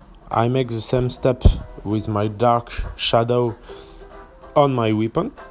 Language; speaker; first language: English; non-native, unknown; French